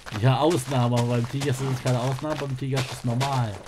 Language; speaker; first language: German; native; German